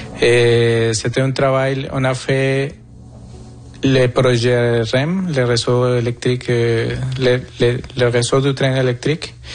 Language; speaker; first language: French; non-native, fluent; Spanish